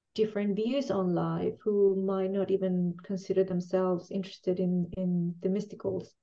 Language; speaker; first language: English; non-native, fluent; Spanish